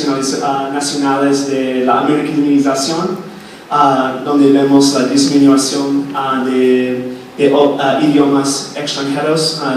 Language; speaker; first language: Spanish; non-native, fluent; English